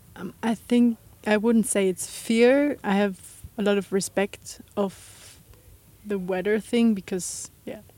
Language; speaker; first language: English; non-native, fluent; German